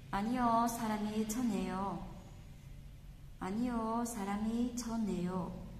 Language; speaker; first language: Korean; non-native, fluent; Vietnamese